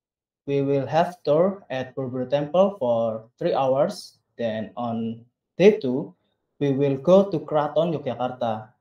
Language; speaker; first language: English; non-native, learner; Indonesian